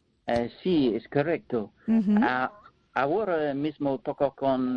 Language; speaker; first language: Spanish; non-native, learner; English